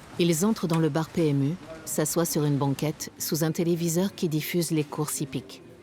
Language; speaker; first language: French; native; French